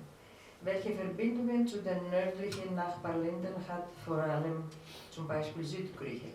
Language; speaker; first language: German; non-native, fluent; Greek